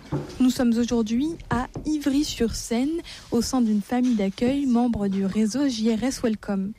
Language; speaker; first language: French; native; French